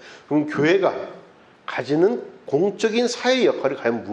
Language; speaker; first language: Korean; native; Korean